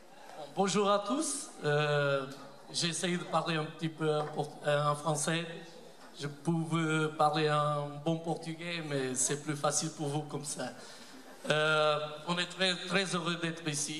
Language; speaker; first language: French; non-native, learner; Portuguese